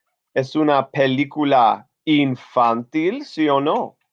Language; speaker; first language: Spanish; non-native, fluent; English